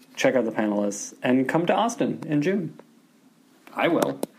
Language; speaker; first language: English; native; English